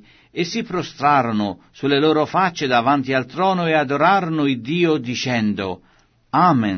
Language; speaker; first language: Italian; native; Italian